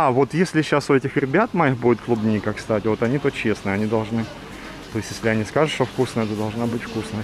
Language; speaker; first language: Russian; native; Russian